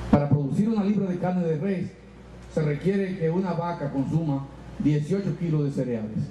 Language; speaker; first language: Spanish; native; Spanish